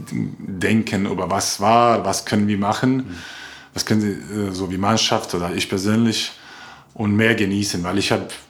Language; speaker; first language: German; non-native, learner; Croatian